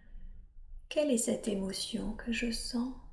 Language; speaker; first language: French; native; French